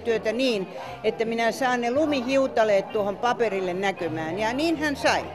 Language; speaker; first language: Finnish; non-native, fluent; Estonian